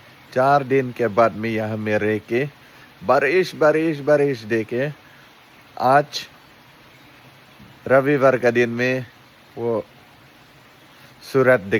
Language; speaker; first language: Hindi; non-native, local second language; Khasi